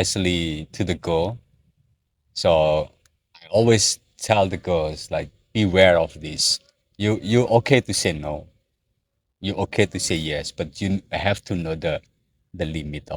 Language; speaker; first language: English; non-native, learner; Indonesian